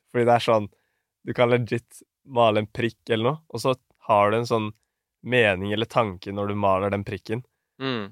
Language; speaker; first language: Norwegian; native; Norwegian